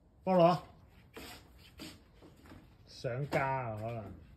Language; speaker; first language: Cantonese; native; Cantonese